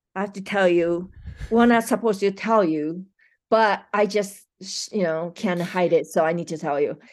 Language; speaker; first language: English; non-native, fluent; Japanese